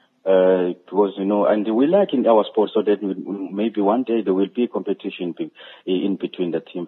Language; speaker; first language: English; non-native, local second language; Zulu